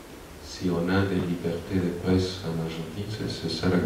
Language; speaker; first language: French; non-native, fluent; Spanish